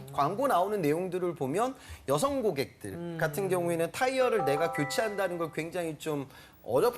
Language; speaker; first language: Korean; native; Korean